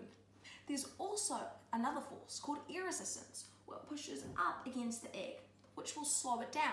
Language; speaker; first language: English; native; English